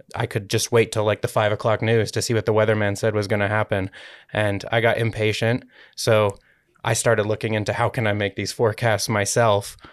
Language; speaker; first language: English; native; English